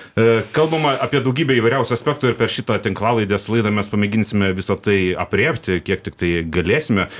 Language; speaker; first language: Lithuanian; native; Lithuanian